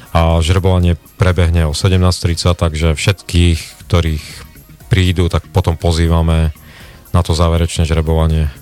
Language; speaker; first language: Slovak; native; Slovak